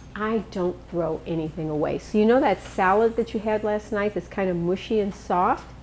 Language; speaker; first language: English; native; English